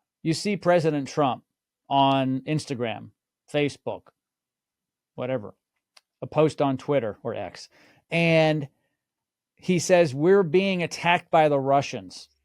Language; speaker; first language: English; native; English